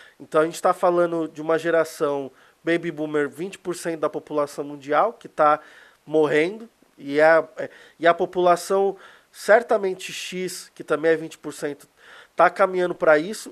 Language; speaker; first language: Portuguese; native; Portuguese